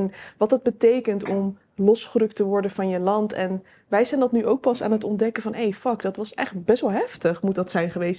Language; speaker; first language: Dutch; native; Dutch